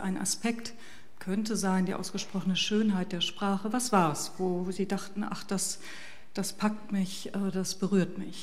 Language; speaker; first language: German; native; German